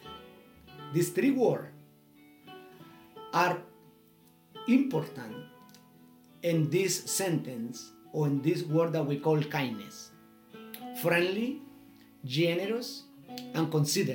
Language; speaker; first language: English; non-native, learner; Spanish